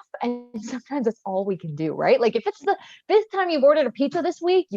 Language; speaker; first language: English; native; English